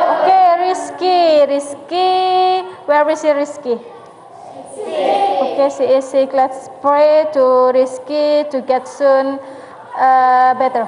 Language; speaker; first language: English; non-native, learner; Indonesian